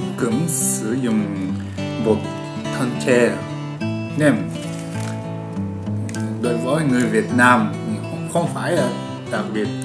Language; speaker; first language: Vietnamese; non-native, learner; Japanese